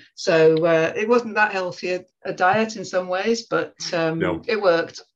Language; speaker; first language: English; native; English